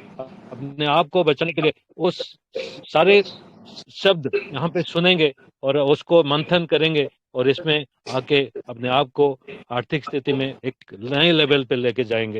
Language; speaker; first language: Hindi; non-native, local second language; Odia